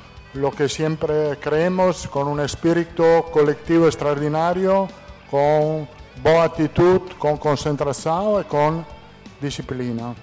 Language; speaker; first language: Portuguese; non-native, fluent; Italian